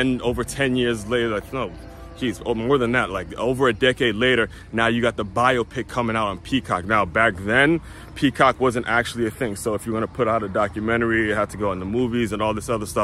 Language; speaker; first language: English; native; English